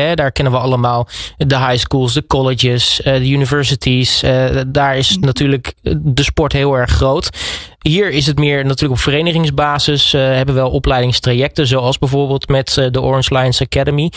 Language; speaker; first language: Dutch; native; Dutch